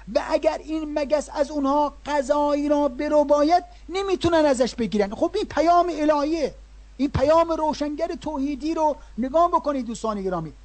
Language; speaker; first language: Persian; native; Persian